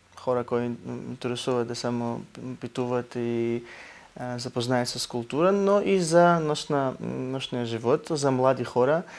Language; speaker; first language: Bulgarian; non-native, learner; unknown